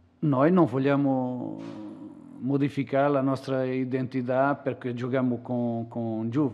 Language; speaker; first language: Italian; non-native, learner; Portuguese